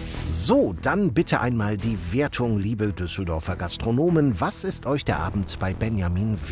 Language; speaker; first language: German; native; German